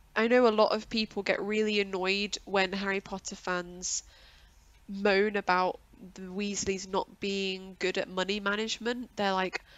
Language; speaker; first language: English; native; English